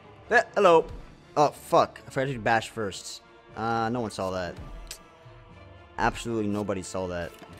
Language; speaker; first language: English; early bilingual, other home language; Spanish